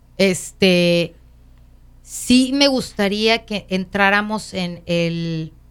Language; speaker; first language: Spanish; native; Spanish